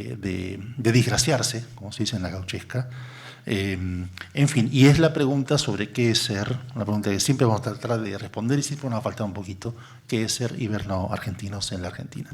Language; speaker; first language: Spanish; native; Spanish